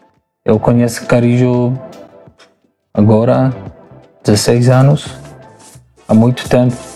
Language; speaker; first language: Portuguese; non-native, learner; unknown